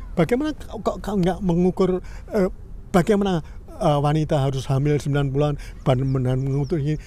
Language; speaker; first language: Indonesian; native; Indonesian